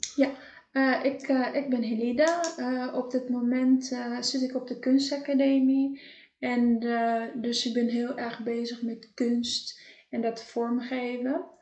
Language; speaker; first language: Dutch; non-native, fluent; Kabuverdianu